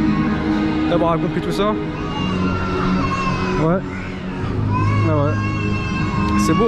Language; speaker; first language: French; native; French